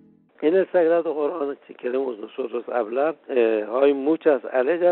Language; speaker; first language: Spanish; non-native, fluent; Persian